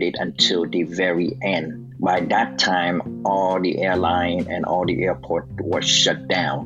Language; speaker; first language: English; non-native, fluent; Vietnamese